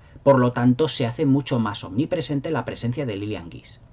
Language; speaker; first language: Spanish; native; Spanish